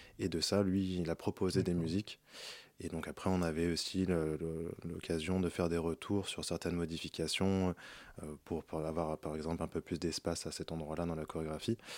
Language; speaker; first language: French; native; French